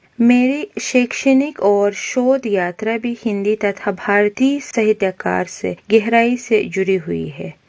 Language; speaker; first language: Hindi; non-native, fluent; Uzbek